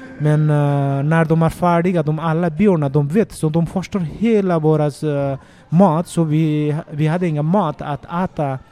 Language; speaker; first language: Swedish; non-native, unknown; Nepali